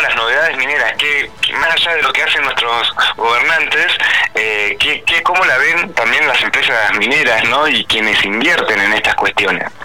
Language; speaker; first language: Spanish; native; Spanish